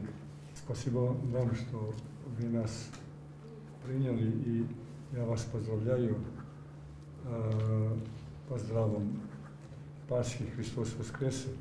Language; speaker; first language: Russian; non-native, learner; Serbian